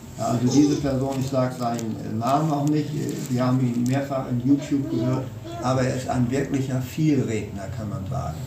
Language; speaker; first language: German; native; German